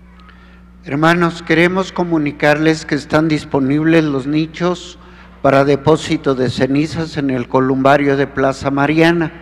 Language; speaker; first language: Spanish; native; Spanish